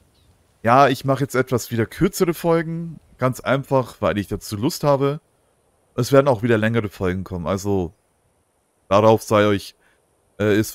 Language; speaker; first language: German; native; German